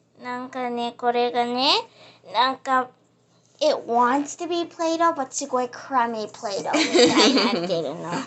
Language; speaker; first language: Japanese; early bilingual, heritage; English